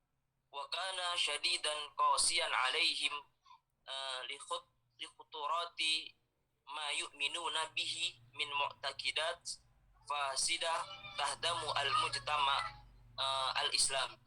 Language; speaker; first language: Arabic; non-native, learner; Indonesian